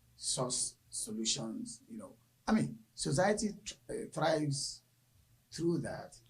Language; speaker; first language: English; non-native, local second language; Yoruba